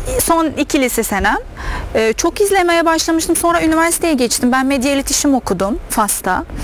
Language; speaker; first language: Turkish; non-native, fluent; Arabic